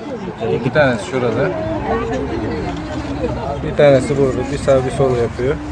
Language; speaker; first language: Turkish; native; Turkish